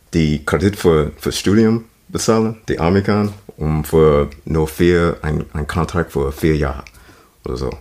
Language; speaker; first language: German; non-native, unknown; English